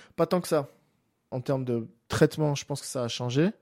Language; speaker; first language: French; native; French